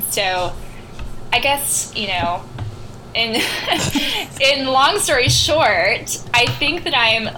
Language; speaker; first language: English; native; English